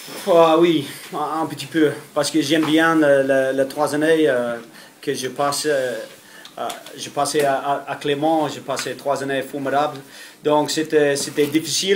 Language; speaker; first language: French; non-native, fluent; English